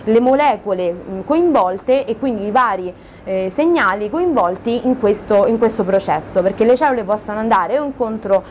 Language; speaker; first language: Italian; native; Italian